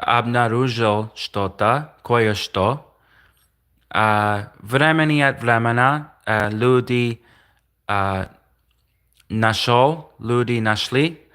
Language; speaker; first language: Russian; non-native, learner; English